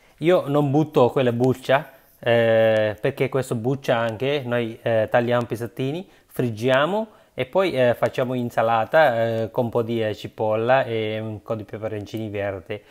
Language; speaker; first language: Italian; non-native, learner; Sinhala